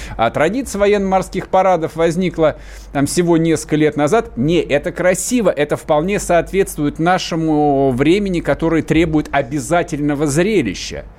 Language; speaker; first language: Russian; native; Russian